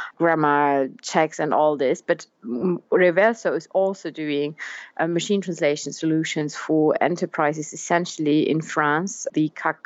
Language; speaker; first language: English; non-native, fluent; German